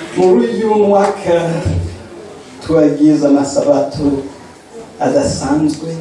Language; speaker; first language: Kinyarwanda; non-native, learner; Malagasy